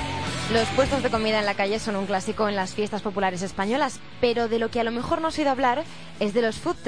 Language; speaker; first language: Spanish; native; Spanish